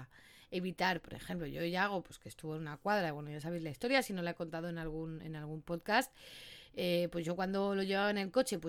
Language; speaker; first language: Spanish; native; Spanish